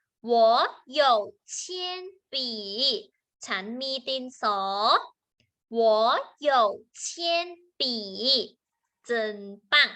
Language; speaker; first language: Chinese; non-native, fluent; Thai